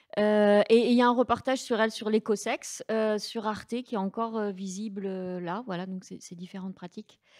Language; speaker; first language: French; native; French